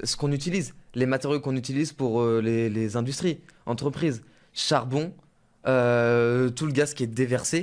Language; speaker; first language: French; native; French